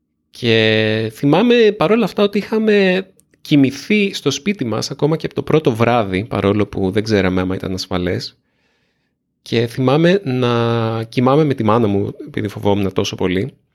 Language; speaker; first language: Greek; native; Greek